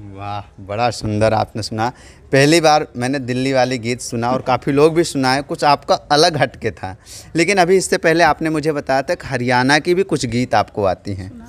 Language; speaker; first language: Hindi; native; Hindi